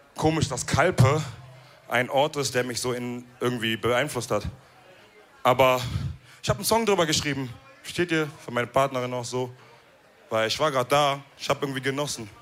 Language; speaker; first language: German; early bilingual, other home language; Wolof